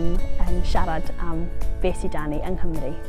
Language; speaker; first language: Welsh; native; Welsh